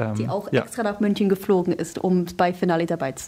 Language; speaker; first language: German; non-native, fluent; English